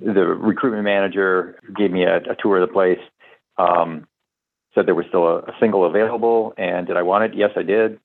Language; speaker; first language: English; native; English